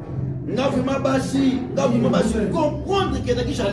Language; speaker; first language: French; non-native, local second language; Lingala